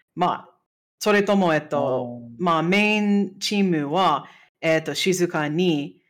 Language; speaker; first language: Japanese; non-native, fluent; English